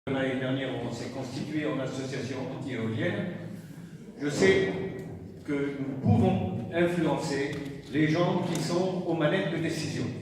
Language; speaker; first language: French; non-native, fluent; German